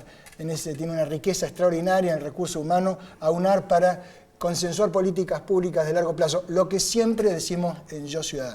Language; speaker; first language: Spanish; native; Spanish